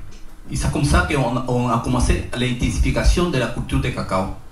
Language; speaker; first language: French; non-native, learner; Spanish